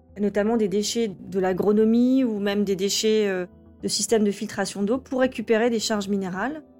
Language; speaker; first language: French; native; French